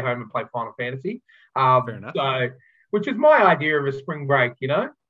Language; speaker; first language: English; native; English